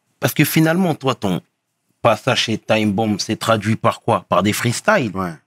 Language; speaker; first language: French; early bilingual, other home language; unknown